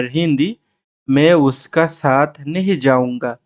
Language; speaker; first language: Hindi; non-native, learner; Bangla